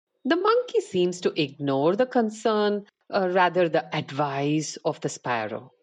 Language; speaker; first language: English; non-native, local second language; Tamil